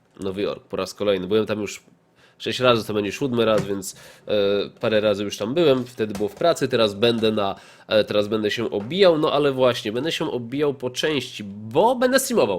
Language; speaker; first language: Polish; native; Polish